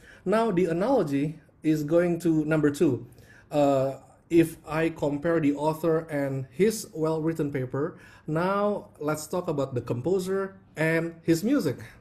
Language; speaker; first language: English; non-native, fluent; Indonesian